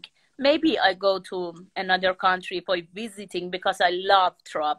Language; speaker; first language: English; non-native, learner; Persian